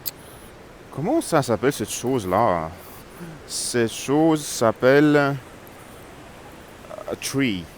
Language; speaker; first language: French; non-native, learner; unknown